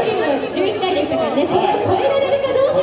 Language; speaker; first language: Japanese; native; Japanese